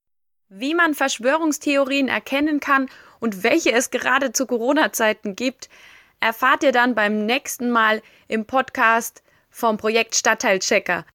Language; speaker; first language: German; native; German